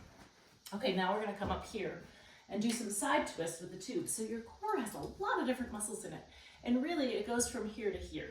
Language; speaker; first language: English; native; English